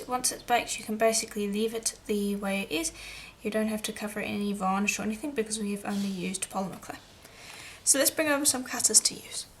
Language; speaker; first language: English; native; English